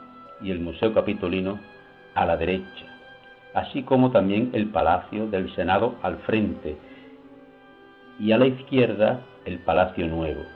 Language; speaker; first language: Spanish; native; Spanish